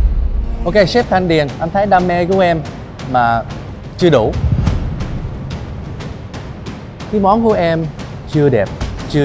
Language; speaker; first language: Vietnamese; early bilingual, heritage; English